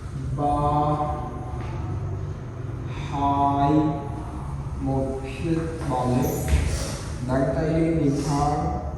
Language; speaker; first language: Vietnamese; non-native, learner; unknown